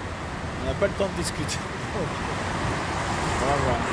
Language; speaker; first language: French; native; French